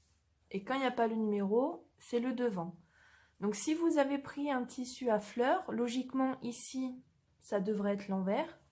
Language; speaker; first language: French; native; French